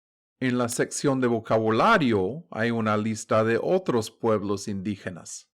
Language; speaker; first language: Spanish; non-native, fluent; English